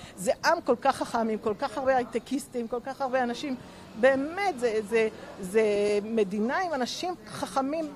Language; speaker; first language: Hebrew; early bilingual, other home language; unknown